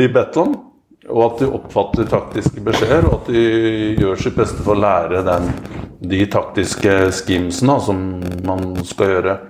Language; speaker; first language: Norwegian; native; Norwegian